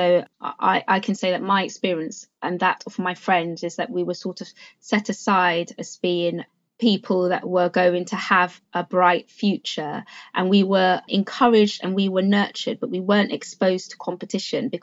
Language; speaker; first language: English; native; English